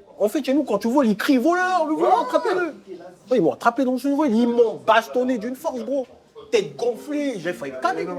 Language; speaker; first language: French; early bilingual, other home language; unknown